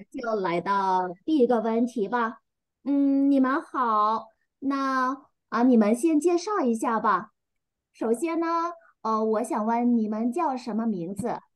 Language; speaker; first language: Chinese; non-native, fluent; Vietnamese